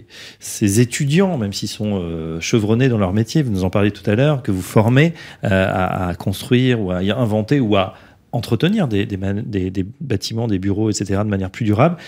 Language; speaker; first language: French; native; French